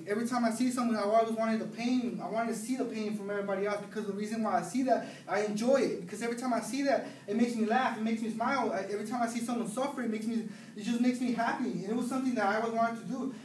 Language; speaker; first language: English; native; English